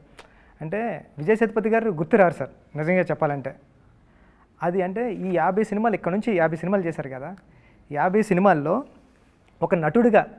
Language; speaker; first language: Telugu; native; Telugu